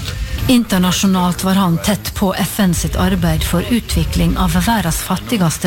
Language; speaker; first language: Norwegian; native; Norwegian